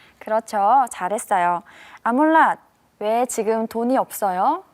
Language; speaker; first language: Korean; native; Korean